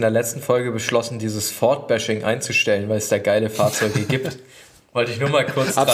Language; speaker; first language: German; native; German